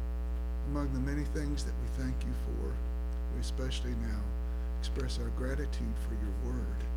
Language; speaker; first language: English; native; English